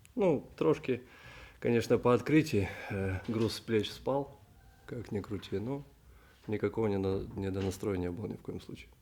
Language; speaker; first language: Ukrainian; non-native, local second language; Russian